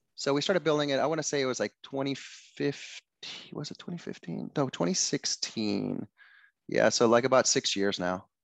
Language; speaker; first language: English; non-native, fluent; Spanish